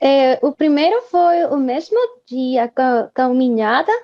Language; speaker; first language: Portuguese; non-native, fluent; Spanish